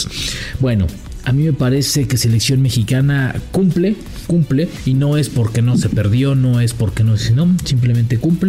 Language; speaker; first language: Spanish; native; Spanish